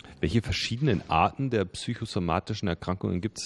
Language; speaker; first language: German; native; German